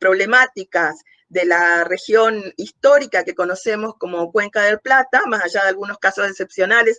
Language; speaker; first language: Spanish; native; Spanish